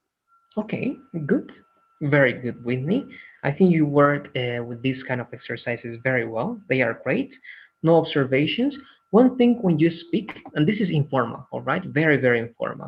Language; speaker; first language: English; non-native, fluent; Spanish